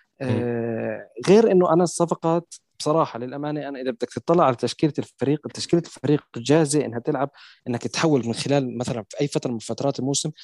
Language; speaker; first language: Arabic; native; Arabic